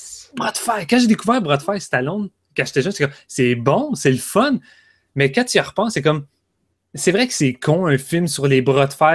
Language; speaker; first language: French; native; French